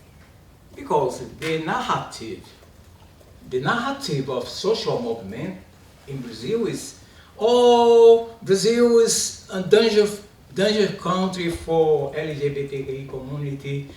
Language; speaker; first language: English; non-native, learner; Portuguese